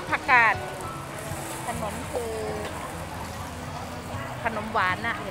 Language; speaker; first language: Thai; native; Thai